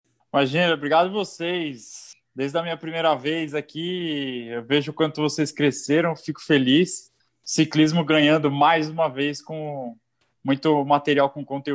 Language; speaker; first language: Portuguese; native; Portuguese